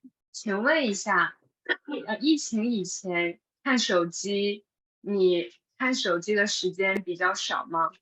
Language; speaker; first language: Chinese; non-native, fluent; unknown